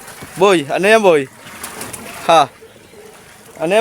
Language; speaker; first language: Filipino; native; Filipino